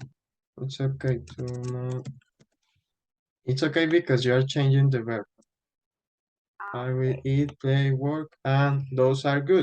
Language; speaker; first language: English; non-native, fluent; Spanish